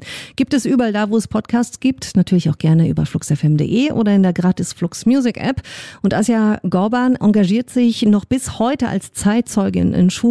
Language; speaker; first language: German; native; German